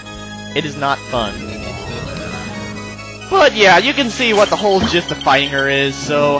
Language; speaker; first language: English; native; English